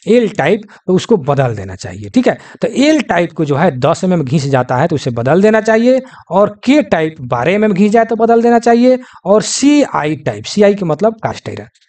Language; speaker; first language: Hindi; native; Hindi